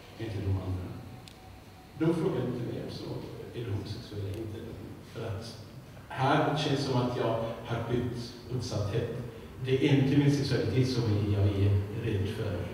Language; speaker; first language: Swedish; non-native, fluent; Arabic